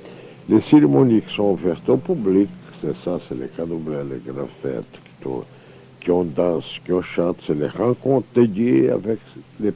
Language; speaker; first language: French; non-native, fluent; Portuguese